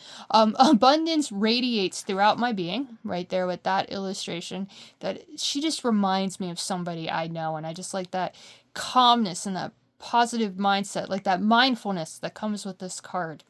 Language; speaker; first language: English; native; English